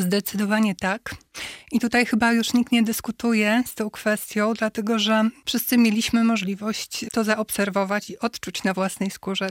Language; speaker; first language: Polish; native; Polish